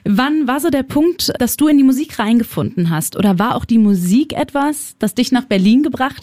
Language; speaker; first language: German; native; German